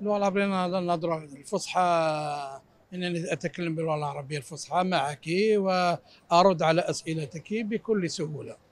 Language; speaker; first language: Arabic; non-native, local second language; Berber languages